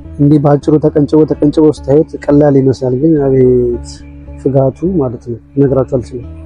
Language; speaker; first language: Amharic; native; Amharic